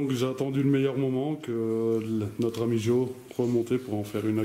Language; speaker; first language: French; native; French